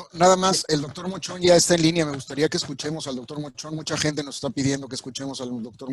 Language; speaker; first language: Spanish; native; Spanish